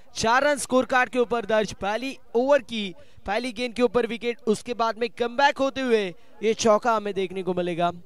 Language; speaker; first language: Hindi; non-native, local second language; Marathi